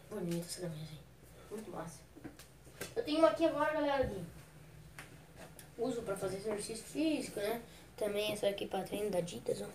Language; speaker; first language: Portuguese; native; Portuguese